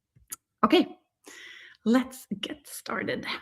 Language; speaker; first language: English; non-native, fluent; Swedish